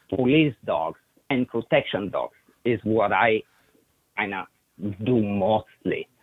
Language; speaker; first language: English; non-native, fluent; Bulgarian